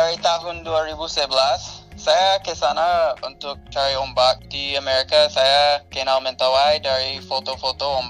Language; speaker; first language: Indonesian; non-native, fluent; English